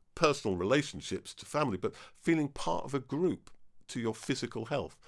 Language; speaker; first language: English; native; English